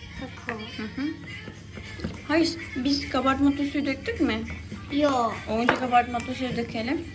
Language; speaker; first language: Turkish; non-native, fluent; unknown